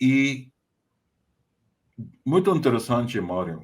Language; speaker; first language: Portuguese; non-native, fluent; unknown